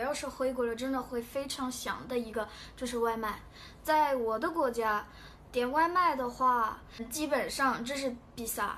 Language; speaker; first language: Chinese; non-native, fluent; Korean